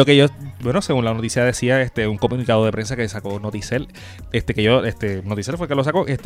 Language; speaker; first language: Spanish; native; Spanish